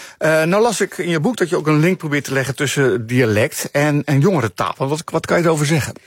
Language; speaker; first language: Dutch; native; Dutch